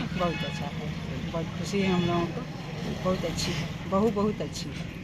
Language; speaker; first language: Hindi; non-native, local second language; Bhojpuri